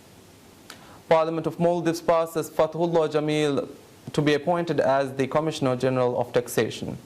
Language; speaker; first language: English; non-native, local second language; Divehi